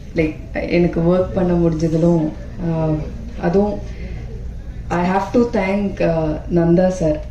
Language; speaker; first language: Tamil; non-native, fluent; Malayalam